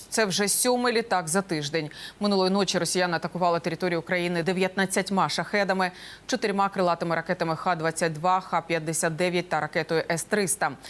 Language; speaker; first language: Ukrainian; native; Ukrainian